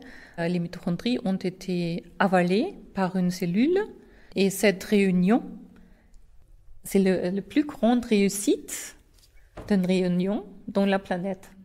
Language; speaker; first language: French; non-native, fluent; German